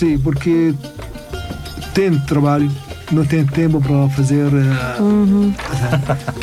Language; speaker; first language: Portuguese; non-native, learner; Arabic